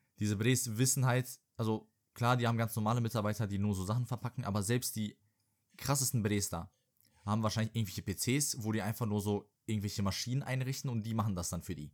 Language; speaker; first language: German; early bilingual, other home language; Serbian